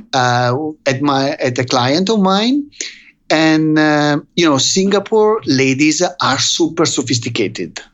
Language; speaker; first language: English; non-native, fluent; Italian